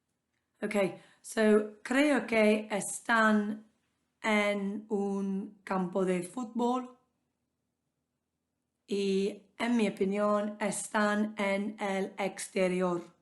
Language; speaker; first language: Spanish; non-native, fluent; English